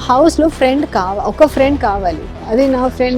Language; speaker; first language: Telugu; non-native, local second language; Hindi